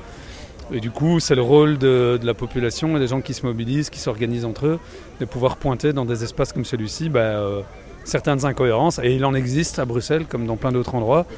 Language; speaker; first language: French; native; French